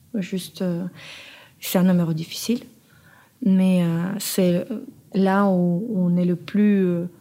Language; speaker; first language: French; non-native, fluent; Kazakh